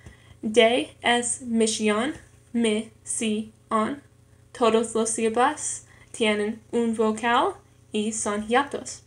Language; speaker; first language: Spanish; non-native, learner; English